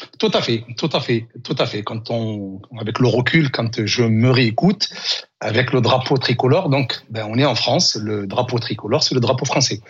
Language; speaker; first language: French; non-native, local second language; Arabic